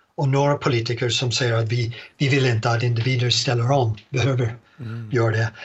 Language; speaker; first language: Swedish; non-native, fluent; English